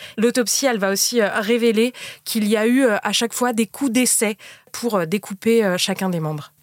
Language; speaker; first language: French; native; French